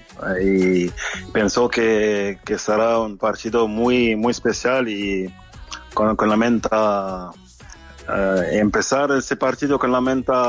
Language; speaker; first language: Spanish; non-native, fluent; French